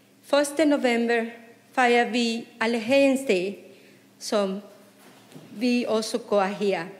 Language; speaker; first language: Danish; non-native, fluent; Spanish